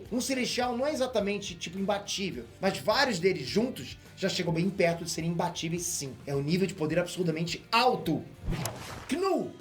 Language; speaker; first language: Portuguese; native; Portuguese